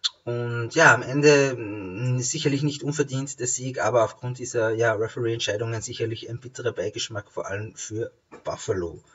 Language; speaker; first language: German; native; German